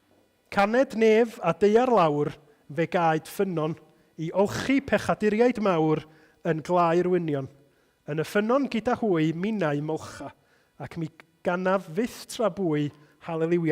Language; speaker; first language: Welsh; native; Welsh